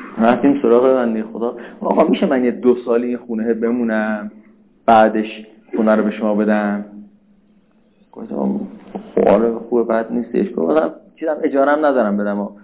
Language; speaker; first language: Persian; native; Persian